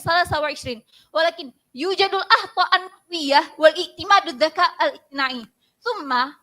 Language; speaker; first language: Arabic; non-native, learner; Indonesian